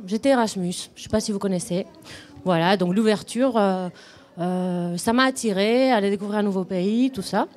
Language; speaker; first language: French; non-native, fluent; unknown